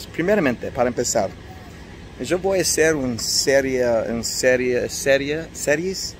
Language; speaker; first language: Spanish; non-native, fluent; English